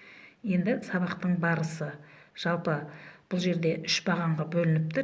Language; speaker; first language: Kazakh; native; Kazakh